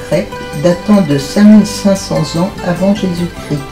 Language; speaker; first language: French; native; French